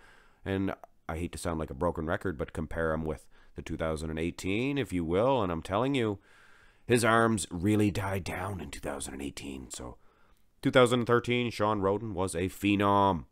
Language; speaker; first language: English; native; English